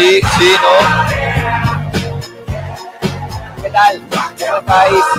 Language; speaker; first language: Spanish; native; Spanish